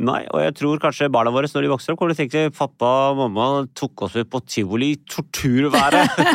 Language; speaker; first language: Norwegian; early bilingual, other home language; Urdu